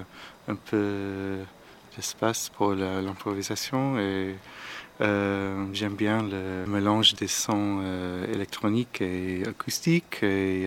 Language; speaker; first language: French; non-native, learner; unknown